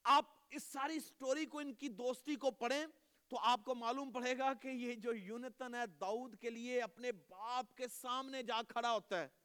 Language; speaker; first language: Urdu; native; Urdu